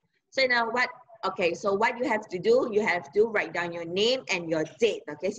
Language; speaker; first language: English; non-native, local second language; Chinese